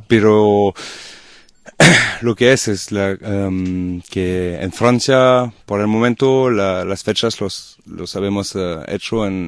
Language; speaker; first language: Spanish; non-native, learner; French